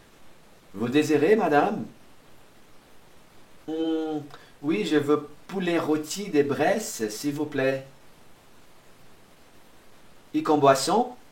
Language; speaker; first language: French; non-native, fluent; Portuguese